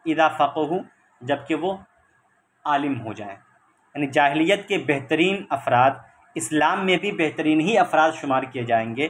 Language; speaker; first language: Urdu; native; Urdu